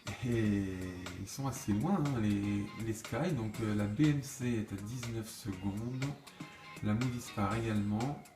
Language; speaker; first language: French; native; French